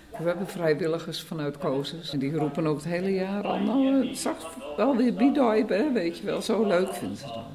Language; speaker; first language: Dutch; native; Dutch